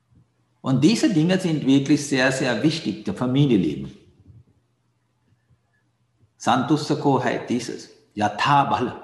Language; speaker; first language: German; non-native, fluent; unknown